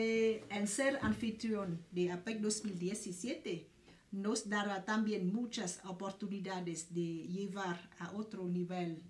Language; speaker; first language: Spanish; non-native, fluent; Vietnamese